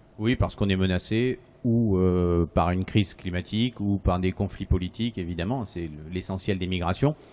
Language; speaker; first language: French; native; French